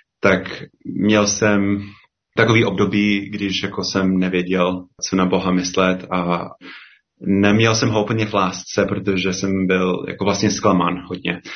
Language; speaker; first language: Czech; non-native, fluent; English